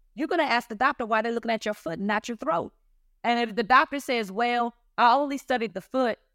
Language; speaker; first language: English; native; English